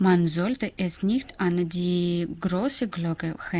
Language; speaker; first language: German; non-native, learner; Russian